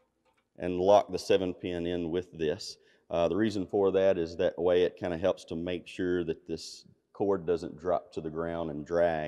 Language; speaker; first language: English; native; English